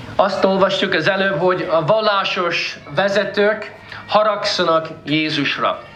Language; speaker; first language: Hungarian; non-native, fluent; English